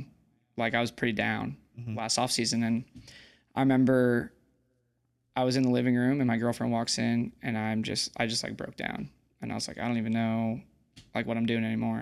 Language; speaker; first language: English; native; English